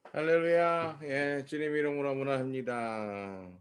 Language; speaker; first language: Korean; native; Korean